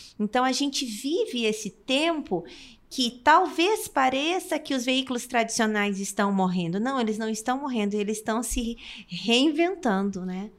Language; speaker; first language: Portuguese; native; Portuguese